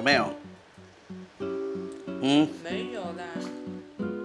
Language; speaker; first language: Chinese; non-native, learner; Spanish